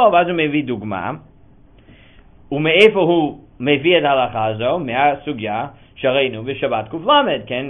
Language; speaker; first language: Hebrew; non-native, fluent; English